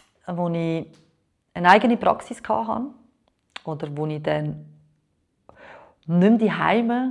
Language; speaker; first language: German; non-native, fluent; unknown